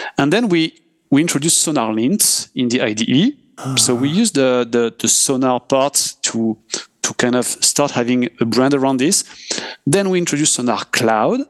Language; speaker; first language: English; non-native, fluent; French